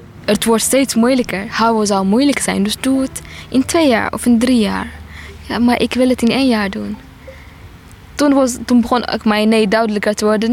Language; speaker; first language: Dutch; non-native, fluent; Tigrinya